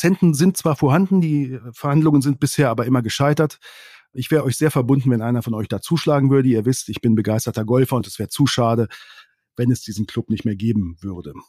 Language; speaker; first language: German; native; German